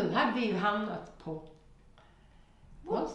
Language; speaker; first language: Swedish; native; Swedish